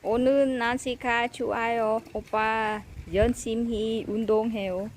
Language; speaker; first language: Korean; non-native, learner; Vietnamese